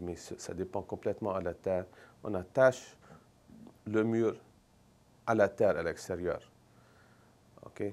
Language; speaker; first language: French; non-native, local second language; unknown